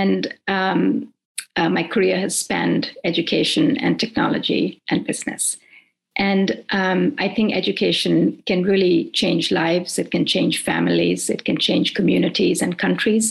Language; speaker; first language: English; non-native, local second language; Hindi